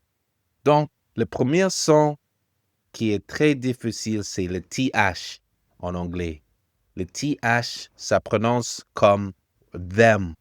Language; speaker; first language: French; non-native, fluent; English